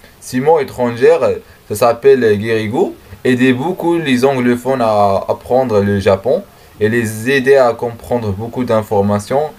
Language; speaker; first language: French; non-native, learner; Arabic